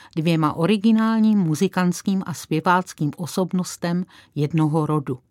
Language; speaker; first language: Czech; native; Czech